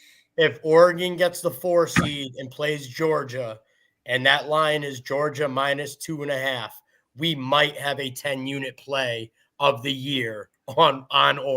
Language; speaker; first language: English; native; English